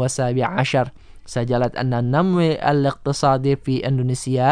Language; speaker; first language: Arabic; non-native, fluent; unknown